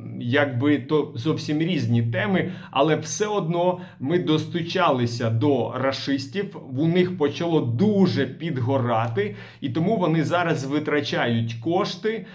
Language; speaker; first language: Ukrainian; non-native, local second language; Russian